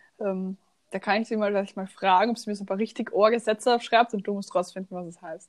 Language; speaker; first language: German; native; German